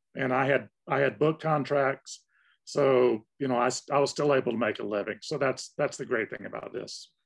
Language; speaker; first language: English; native; English